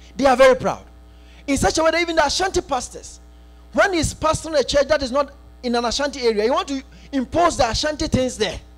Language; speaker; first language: English; non-native, local second language; Akan